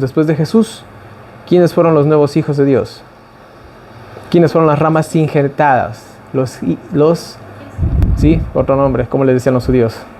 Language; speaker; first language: Spanish; native; Spanish